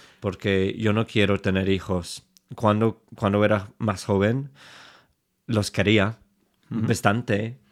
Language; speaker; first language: Spanish; non-native, fluent; English